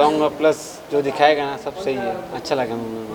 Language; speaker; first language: Hindi; native; Hindi